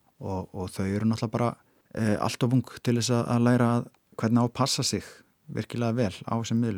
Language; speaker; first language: Icelandic; native; Icelandic